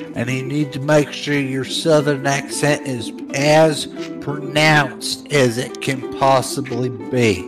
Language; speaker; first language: English; native; English